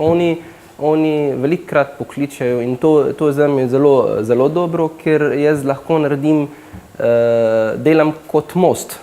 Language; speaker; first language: Slovenian; non-native, fluent; Arabic